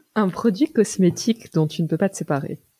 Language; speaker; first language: French; native; French